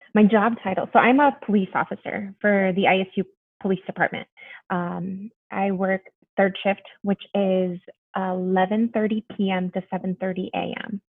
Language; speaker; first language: English; early bilingual, other home language; Spanish